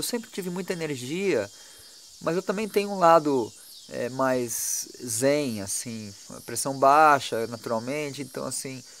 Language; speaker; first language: Portuguese; native; Portuguese